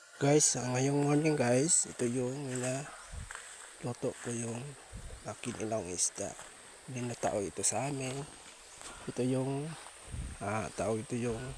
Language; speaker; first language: Filipino; non-native, local second language; Cebuano